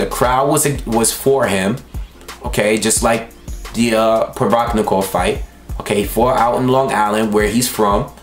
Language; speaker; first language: English; native; English